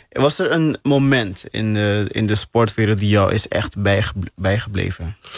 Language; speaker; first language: Dutch; non-native, local second language; Papiamento